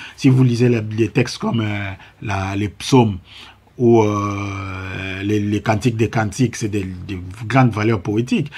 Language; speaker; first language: French; non-native, local second language; Lingala